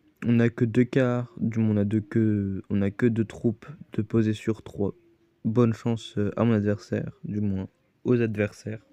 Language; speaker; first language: French; native; French